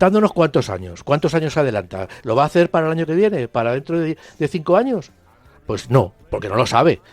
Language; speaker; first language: Spanish; native; Spanish